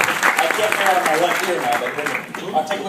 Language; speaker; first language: English; native; English